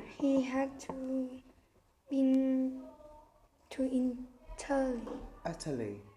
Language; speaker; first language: English; non-native, learner; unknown